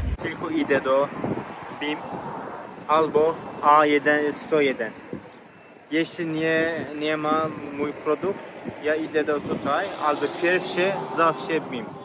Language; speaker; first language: Polish; non-native, learner; Turkish